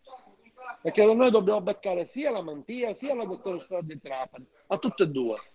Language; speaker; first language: Italian; native; Italian